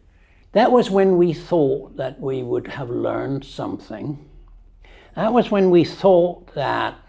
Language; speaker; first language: English; non-native, fluent; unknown